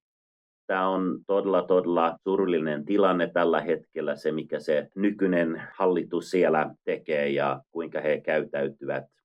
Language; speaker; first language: Finnish; non-native, fluent; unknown